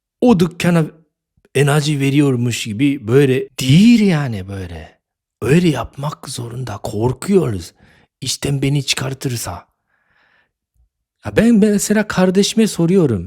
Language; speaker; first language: Turkish; non-native, fluent; Japanese